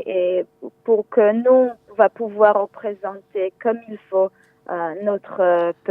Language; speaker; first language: French; non-native, fluent; Hebrew